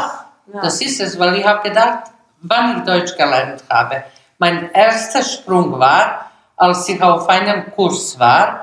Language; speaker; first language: German; non-native, fluent; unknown